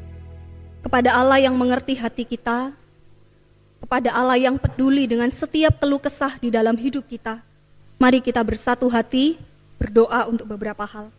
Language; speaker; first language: Indonesian; native; Indonesian